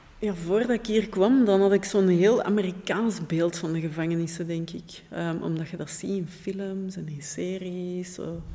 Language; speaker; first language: Dutch; native; Dutch